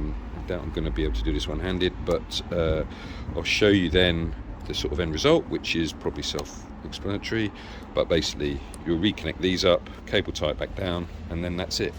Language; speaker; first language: English; native; English